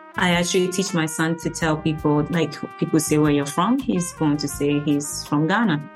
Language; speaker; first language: English; early bilingual, other home language; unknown